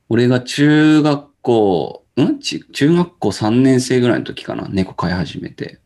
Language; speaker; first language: Japanese; native; Japanese